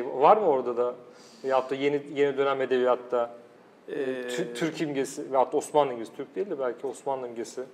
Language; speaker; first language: Turkish; native; Turkish